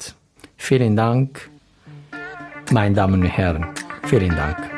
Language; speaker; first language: German; non-native, learner; Arabic